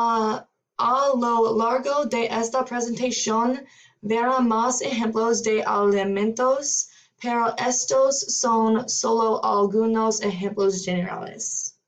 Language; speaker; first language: Spanish; non-native, learner; English